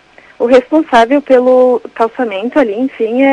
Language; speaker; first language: Portuguese; native; Portuguese